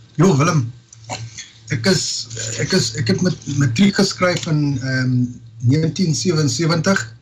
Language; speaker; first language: Afrikaans; non-native, local second language; English